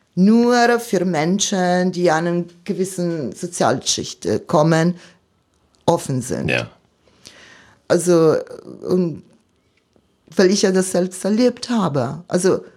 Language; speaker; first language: German; non-native, fluent; Italian